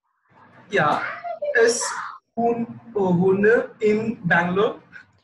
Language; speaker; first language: German; non-native, learner; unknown